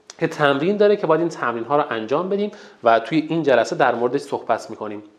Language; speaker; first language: Persian; non-native, local second language; Azerbaijani